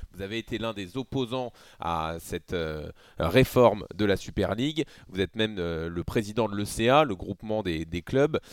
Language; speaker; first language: French; native; French